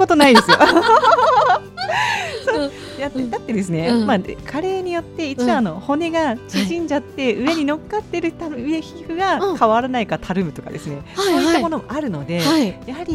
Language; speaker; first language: Japanese; native; Japanese